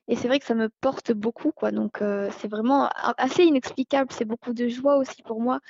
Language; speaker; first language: French; native; French